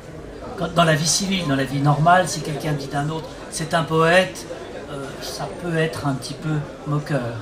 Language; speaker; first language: French; native; French